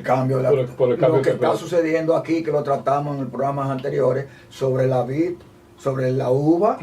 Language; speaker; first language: Spanish; native; Spanish